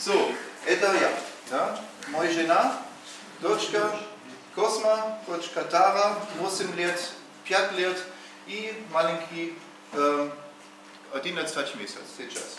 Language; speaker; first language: Russian; non-native, learner; German